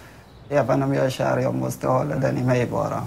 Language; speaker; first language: Swedish; non-native, fluent; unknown